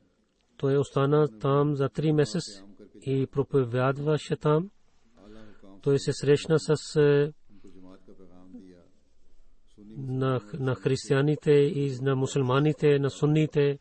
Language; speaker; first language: Bulgarian; non-native, fluent; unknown